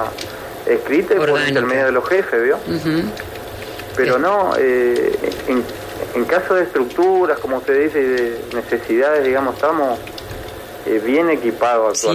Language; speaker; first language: Spanish; native; Spanish